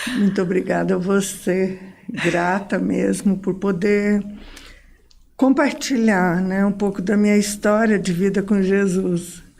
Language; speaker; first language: Portuguese; early bilingual, other home language; Arabic